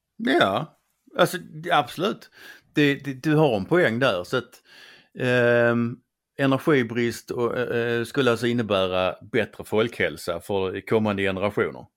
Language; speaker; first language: Swedish; native; Swedish